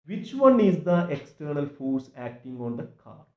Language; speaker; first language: English; non-native, local second language; Malayalam